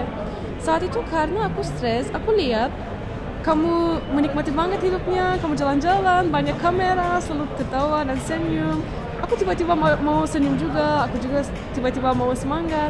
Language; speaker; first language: Indonesian; non-native, fluent; Turkish